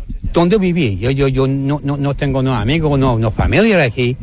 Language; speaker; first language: Spanish; non-native, learner; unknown